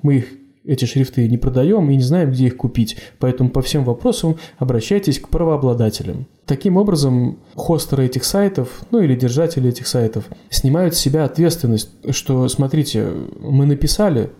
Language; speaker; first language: Russian; native; Russian